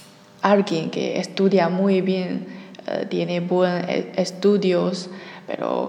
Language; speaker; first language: Spanish; non-native, learner; Chinese